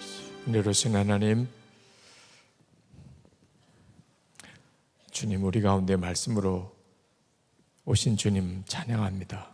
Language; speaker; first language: Korean; native; Korean